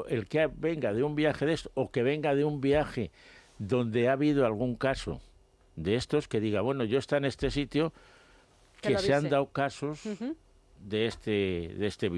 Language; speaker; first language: Spanish; native; Spanish